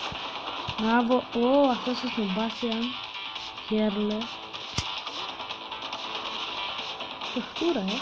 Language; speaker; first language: Greek; native; Greek